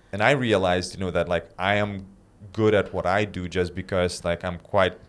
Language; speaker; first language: English; non-native, fluent; Lithuanian